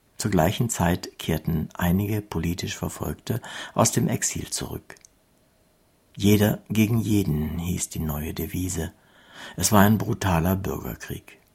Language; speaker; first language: German; native; German